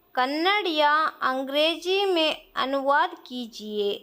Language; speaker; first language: Hindi; non-native, local second language; Kannada